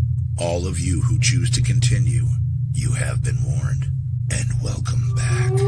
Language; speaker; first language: English; native; English